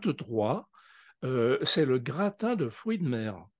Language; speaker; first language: French; native; French